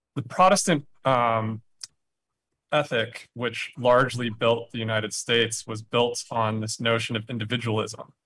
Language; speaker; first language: English; native; English